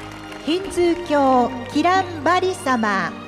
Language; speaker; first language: Japanese; native; Japanese